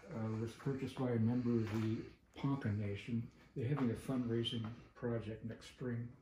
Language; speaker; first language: English; native; English